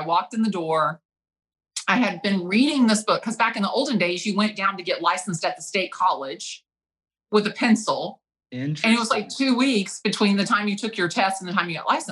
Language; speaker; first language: English; native; English